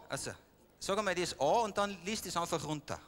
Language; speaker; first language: German; native; German